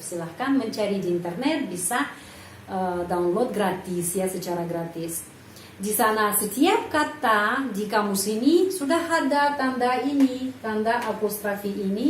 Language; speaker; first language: Indonesian; non-native, fluent; Russian